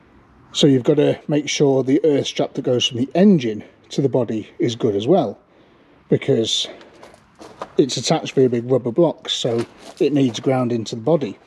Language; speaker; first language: English; native; English